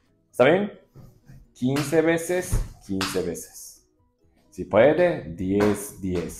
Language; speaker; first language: Spanish; non-native, learner; Japanese